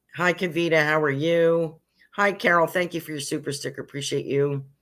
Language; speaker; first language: English; native; English